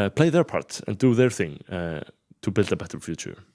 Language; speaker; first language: English; non-native, fluent; Icelandic